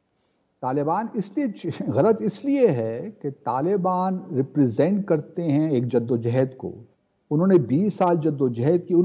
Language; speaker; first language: Urdu; native; Urdu